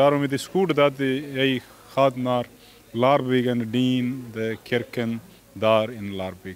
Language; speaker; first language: Dutch; non-native, learner; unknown